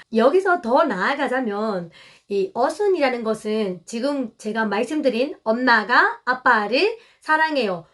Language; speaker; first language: Korean; non-native, fluent; Burmese